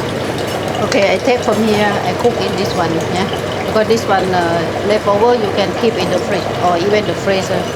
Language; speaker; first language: English; non-native, learner; Thai